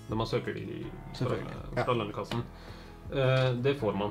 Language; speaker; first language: Norwegian; early bilingual, other home language; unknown